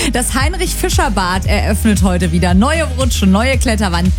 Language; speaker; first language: German; native; German